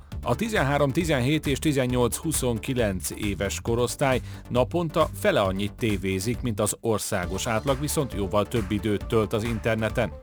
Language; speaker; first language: Hungarian; native; Hungarian